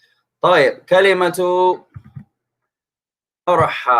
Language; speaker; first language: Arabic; non-native, fluent; English